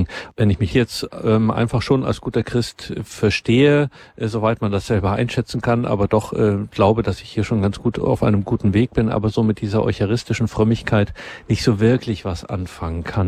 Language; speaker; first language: German; native; German